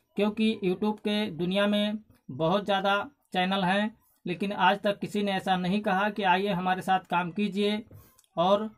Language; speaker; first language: Hindi; native; Hindi